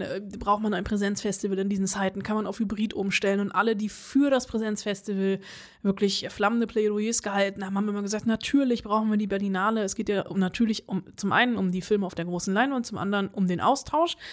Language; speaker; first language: German; native; German